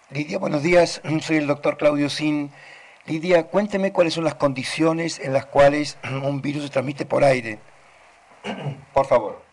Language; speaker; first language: Spanish; native; Spanish